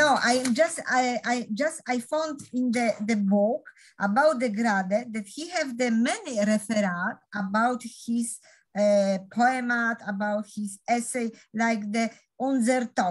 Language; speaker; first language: English; non-native, learner; Polish